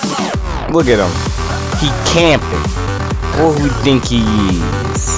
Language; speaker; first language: English; native; English